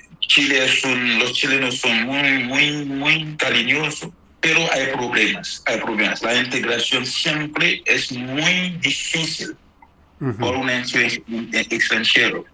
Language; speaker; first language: Spanish; non-native, fluent; Haitian Creole